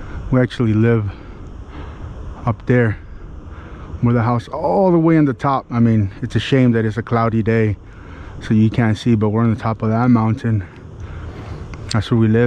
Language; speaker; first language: English; native; English